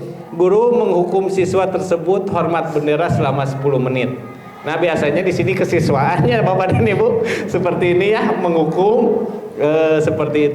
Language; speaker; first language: Indonesian; native; Indonesian